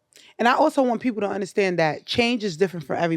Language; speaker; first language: English; native; English